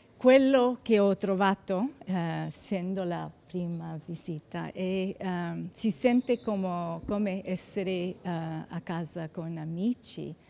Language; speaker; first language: Italian; non-native, fluent; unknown